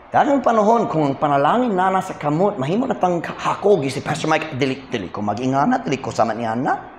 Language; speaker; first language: Cebuano; non-native, fluent; English